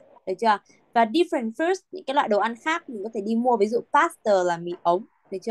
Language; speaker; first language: Vietnamese; native; Vietnamese